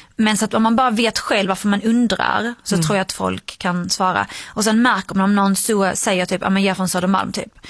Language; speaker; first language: Swedish; early bilingual, other home language; Arabic